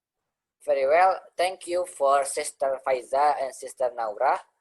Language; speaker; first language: English; non-native, learner; Indonesian